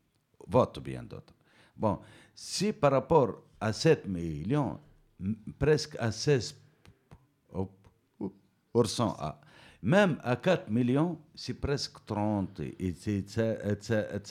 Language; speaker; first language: French; non-native, learner; Berber languages